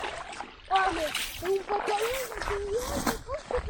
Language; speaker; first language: French; native; French